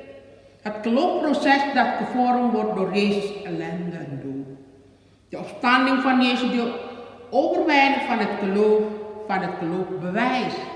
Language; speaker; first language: Dutch; non-native, learner; Indonesian